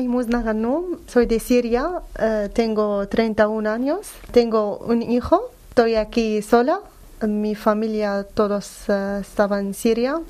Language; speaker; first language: Spanish; non-native, learner; Arabic